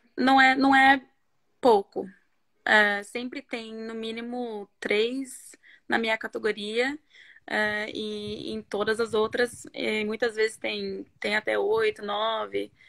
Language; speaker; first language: Portuguese; non-native, fluent; Norwegian